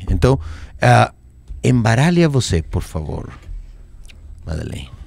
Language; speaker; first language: Portuguese; non-native, learner; Spanish